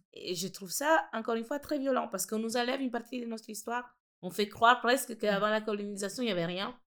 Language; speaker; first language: French; non-native, fluent; Italian